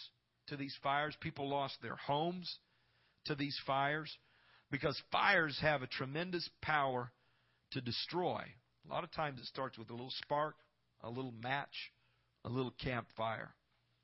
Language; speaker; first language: English; native; English